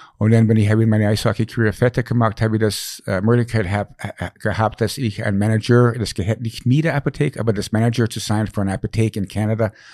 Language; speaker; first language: German; non-native, fluent; English